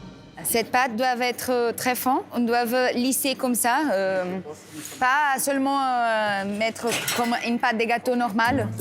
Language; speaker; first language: French; non-native, learner; Portuguese